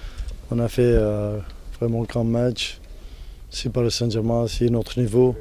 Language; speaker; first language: French; non-native, local second language; Arabic